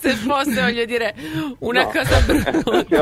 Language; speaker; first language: Italian; native; Italian